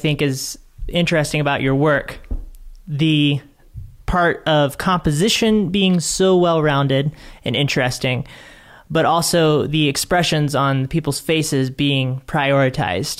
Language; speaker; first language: English; native; English